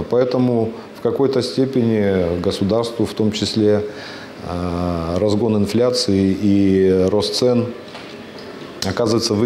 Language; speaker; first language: Russian; native; Russian